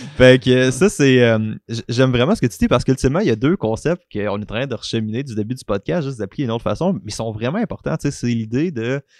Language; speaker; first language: French; native; French